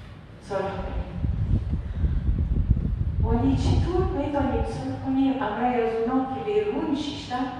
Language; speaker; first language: Persian; non-native, learner; Arabic